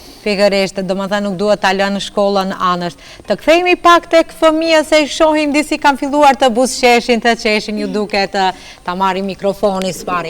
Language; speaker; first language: Albanian; native; Albanian